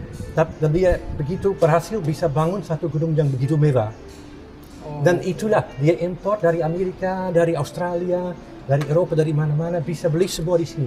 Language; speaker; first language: Indonesian; non-native, fluent; Dutch